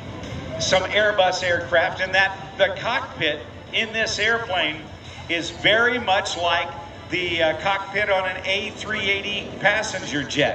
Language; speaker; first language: English; native; English